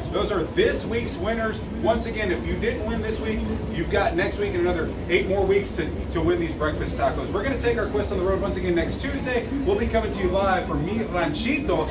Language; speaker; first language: English; native; English